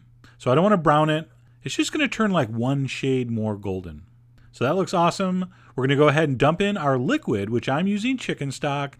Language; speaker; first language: English; native; English